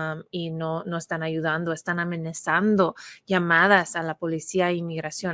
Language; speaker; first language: Spanish; non-native, fluent; English